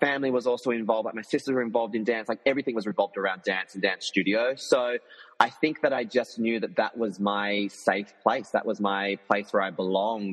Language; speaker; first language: English; native; English